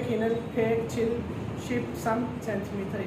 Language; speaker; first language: Korean; non-native, learner; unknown